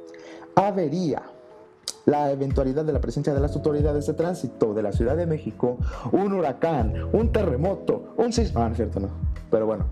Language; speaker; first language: Spanish; native; Spanish